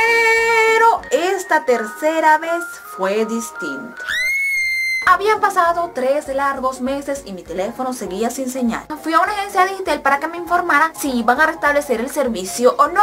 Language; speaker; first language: Spanish; native; Spanish